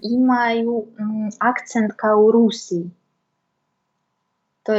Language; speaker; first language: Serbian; non-native, learner; Russian